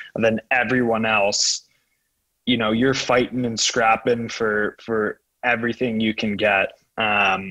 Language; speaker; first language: English; native; English